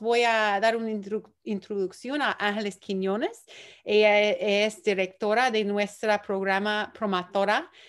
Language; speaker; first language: Spanish; early bilingual, heritage; Spanish